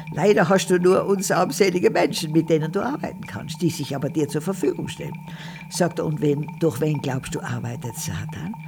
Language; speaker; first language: German; native; German